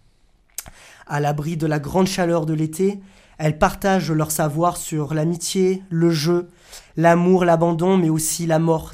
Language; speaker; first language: French; native; French